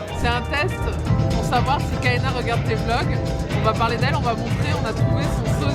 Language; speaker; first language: French; native; French